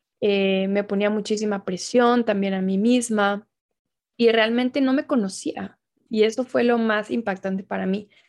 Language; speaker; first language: Spanish; native; Spanish